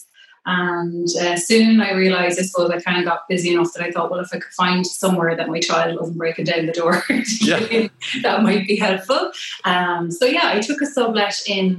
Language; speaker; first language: English; native; English